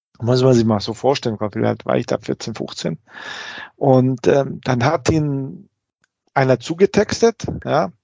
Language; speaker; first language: German; early bilingual, other home language; Serbian